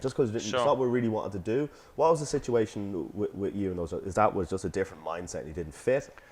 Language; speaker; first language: English; native; English